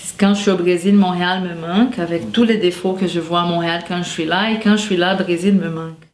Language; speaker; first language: French; non-native, fluent; Portuguese